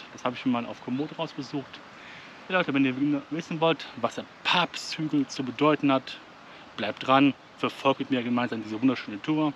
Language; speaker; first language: German; native; German